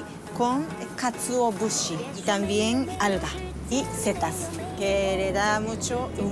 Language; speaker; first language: Spanish; non-native, fluent; Japanese